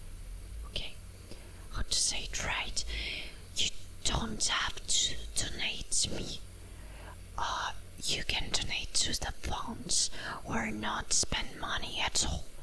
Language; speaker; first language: English; non-native, learner; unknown